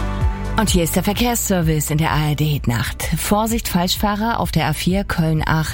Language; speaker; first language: German; native; German